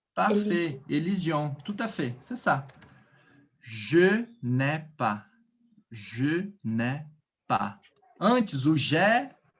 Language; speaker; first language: French; non-native, fluent; Portuguese